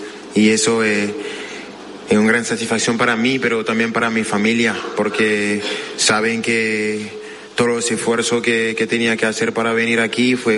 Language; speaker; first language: Spanish; non-native, fluent; French